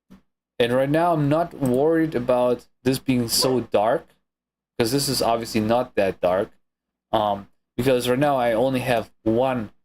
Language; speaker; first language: English; non-native, fluent; German